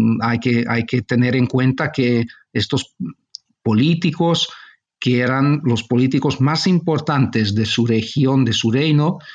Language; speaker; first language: Spanish; non-native, fluent; Hungarian